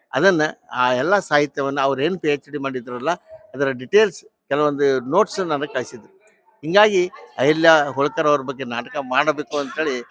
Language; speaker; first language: Kannada; non-native, local second language; Marathi